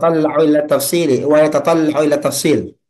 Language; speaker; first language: Arabic; non-native, fluent; Indonesian